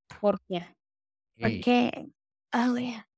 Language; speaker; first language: Spanish; non-native, learner; English